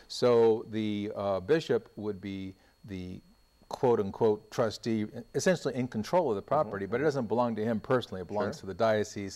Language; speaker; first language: English; native; English